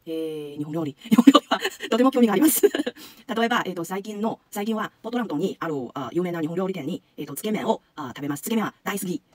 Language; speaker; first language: Japanese; non-native, learner; Chinese